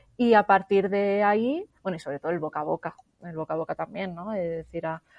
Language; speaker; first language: Spanish; native; Spanish